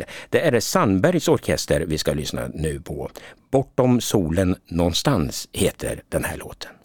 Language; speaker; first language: Swedish; native; Swedish